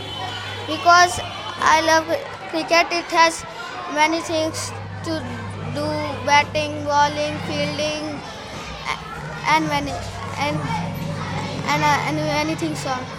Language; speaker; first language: English; non-native, learner; Hindi